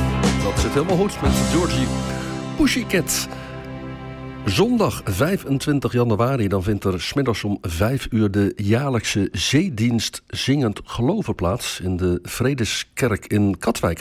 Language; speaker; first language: Dutch; native; Dutch